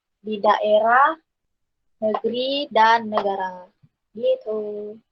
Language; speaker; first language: Malay; native; Malay